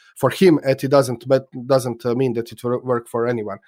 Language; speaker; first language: English; non-native, fluent; Croatian